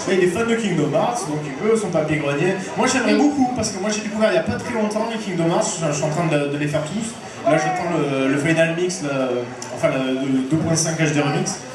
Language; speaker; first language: French; native; French